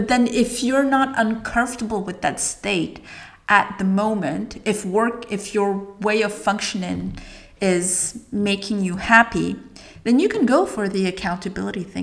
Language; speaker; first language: English; non-native, fluent; French